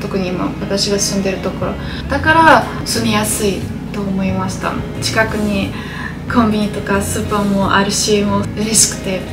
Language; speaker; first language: Japanese; non-native, fluent; Bulgarian